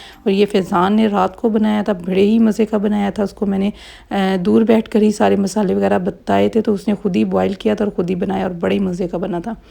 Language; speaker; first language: Urdu; native; Urdu